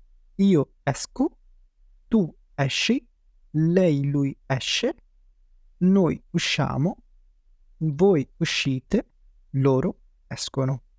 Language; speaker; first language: Italian; non-native, fluent; Urdu